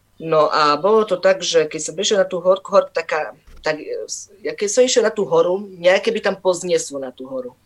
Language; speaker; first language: Slovak; non-native, local second language; Rusyn